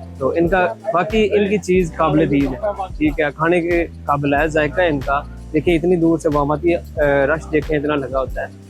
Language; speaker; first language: Urdu; non-native, local second language; Punjabi